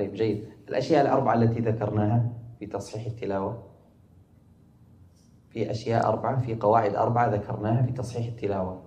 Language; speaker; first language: Arabic; native; Arabic